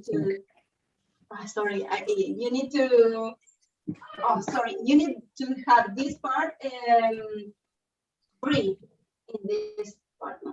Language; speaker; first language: English; non-native, learner; Spanish